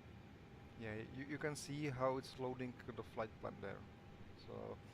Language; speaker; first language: English; non-native, fluent; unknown